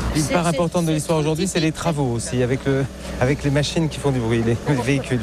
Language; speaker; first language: French; native; French